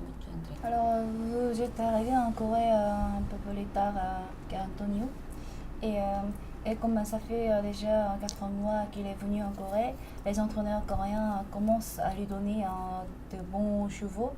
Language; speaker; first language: French; non-native, fluent; Korean